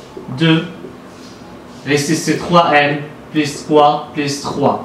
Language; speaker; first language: French; non-native, local second language; Arabic